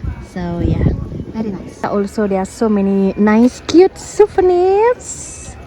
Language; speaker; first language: English; non-native, fluent; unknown